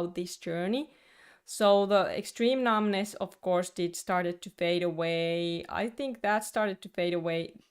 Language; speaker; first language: English; non-native, fluent; Finnish